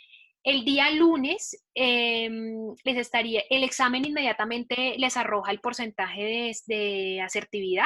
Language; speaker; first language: Spanish; native; Spanish